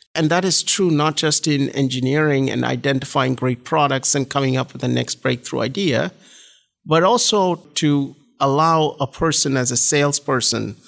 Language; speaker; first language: English; non-native, local second language; Malayalam